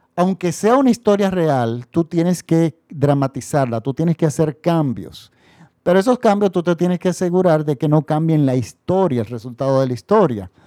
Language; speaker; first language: Spanish; native; Spanish